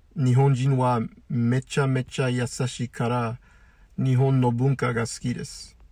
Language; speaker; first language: Japanese; non-native, learner; English